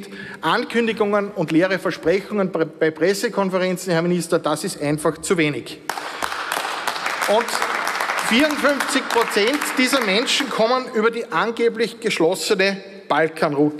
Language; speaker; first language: German; native; German